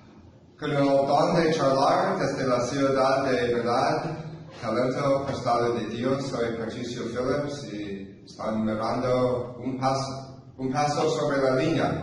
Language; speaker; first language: Spanish; non-native, fluent; English